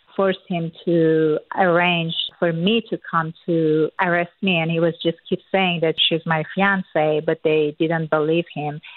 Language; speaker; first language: English; non-native, fluent; Persian